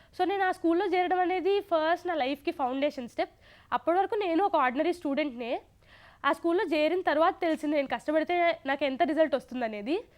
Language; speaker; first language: Telugu; native; Telugu